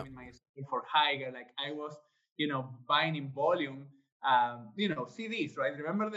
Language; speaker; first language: English; non-native, fluent; Spanish